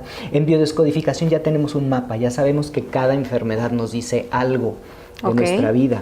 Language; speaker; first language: Spanish; native; Spanish